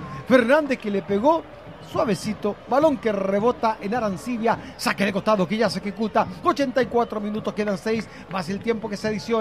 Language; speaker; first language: Spanish; native; Spanish